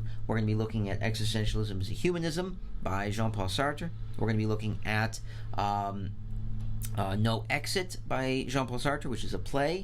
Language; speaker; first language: English; native; English